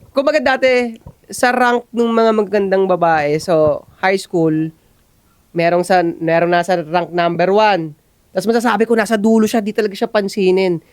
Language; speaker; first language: Filipino; native; Filipino